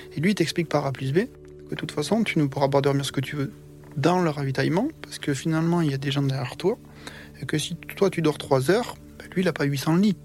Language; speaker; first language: French; native; French